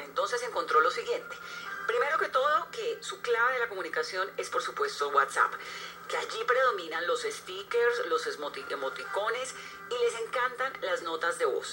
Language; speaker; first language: Spanish; native; Spanish